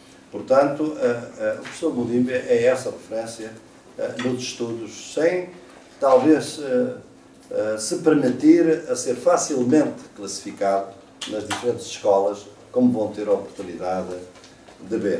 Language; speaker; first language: Portuguese; native; Portuguese